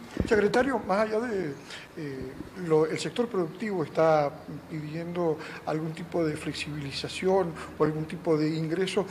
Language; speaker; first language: Spanish; native; Spanish